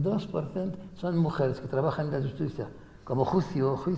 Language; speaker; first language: Spanish; non-native, fluent; Arabic